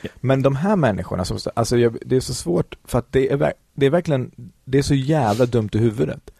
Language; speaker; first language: Swedish; early bilingual, other home language; Kurdish